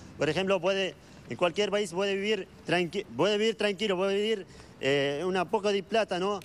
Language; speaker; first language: Spanish; non-native, learner; Arabic